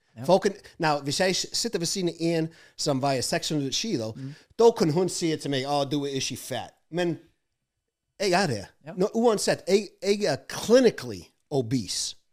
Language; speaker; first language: Norwegian; non-native, fluent; English